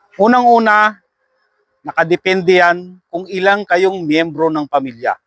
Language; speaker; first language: Filipino; native; Filipino